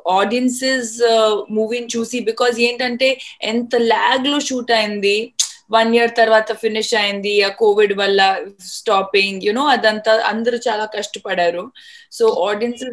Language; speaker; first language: Telugu; non-native, fluent; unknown